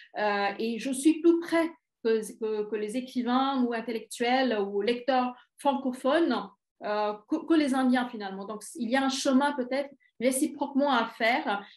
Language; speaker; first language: French; non-native, fluent; Bangla